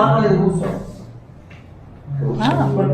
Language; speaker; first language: Spanish; non-native, fluent; Lithuanian